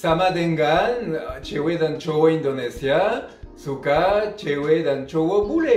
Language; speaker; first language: Indonesian; non-native, fluent; French